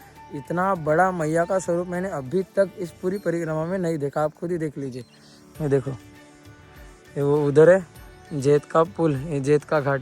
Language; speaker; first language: Hindi; non-native, local second language; Marathi